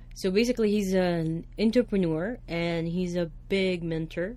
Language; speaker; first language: English; non-native, fluent; Arabic